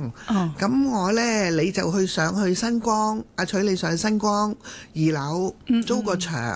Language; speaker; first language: Cantonese; native; Cantonese